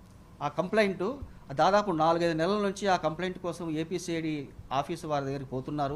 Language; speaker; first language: Telugu; native; Telugu